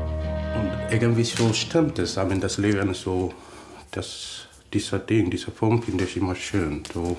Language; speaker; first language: German; non-native, fluent; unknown